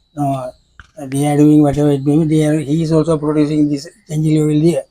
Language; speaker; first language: English; non-native, local second language; Tamil